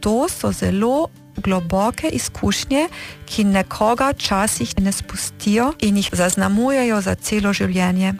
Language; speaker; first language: Slovenian; early bilingual, heritage; Slovenian